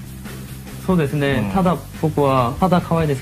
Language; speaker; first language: Japanese; non-native, learner; Korean